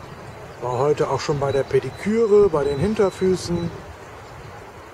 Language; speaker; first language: German; native; German